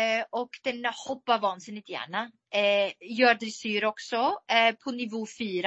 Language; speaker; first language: Swedish; non-native, fluent; German